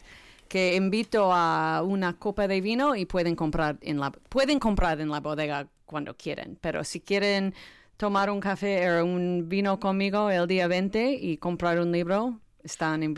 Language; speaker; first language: Spanish; non-native, learner; English